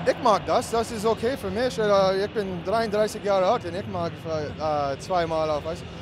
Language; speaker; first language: German; non-native, learner; English